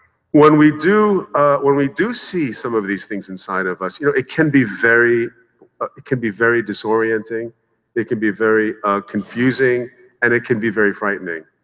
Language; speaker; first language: English; native; English